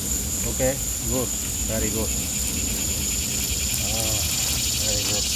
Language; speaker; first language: English; non-native, local second language; Vietnamese